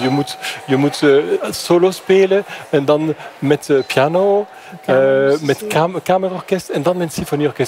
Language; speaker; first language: Dutch; non-native, fluent; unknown